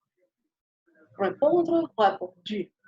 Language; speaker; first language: French; non-native, fluent; Spanish